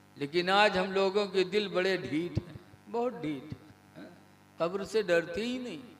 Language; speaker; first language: Hindi; native; Hindi